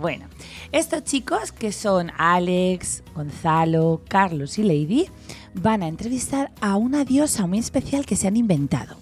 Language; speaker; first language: Spanish; native; Spanish